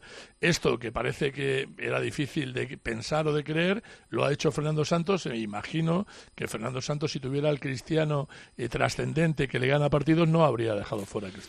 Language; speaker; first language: Spanish; native; Spanish